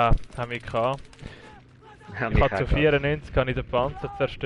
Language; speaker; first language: German; native; German